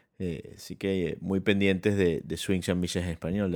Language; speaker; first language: Spanish; native; Spanish